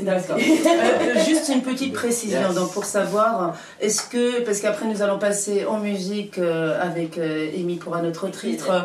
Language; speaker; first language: French; native; French